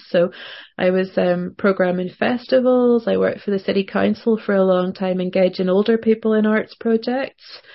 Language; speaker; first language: English; native; English